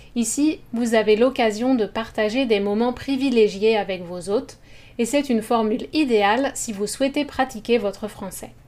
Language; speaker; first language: French; native; French